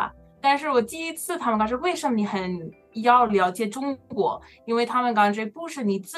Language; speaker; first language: Chinese; non-native, learner; English